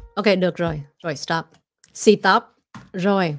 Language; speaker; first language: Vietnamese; early bilingual, heritage; Vietnamese